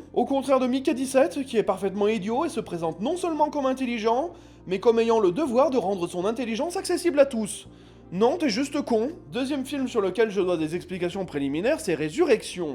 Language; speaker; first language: French; native; French